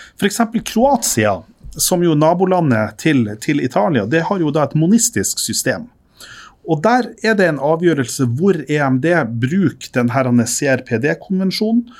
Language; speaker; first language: Norwegian; native; Norwegian